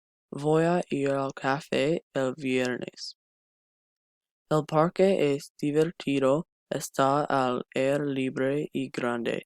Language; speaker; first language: Spanish; non-native, learner; English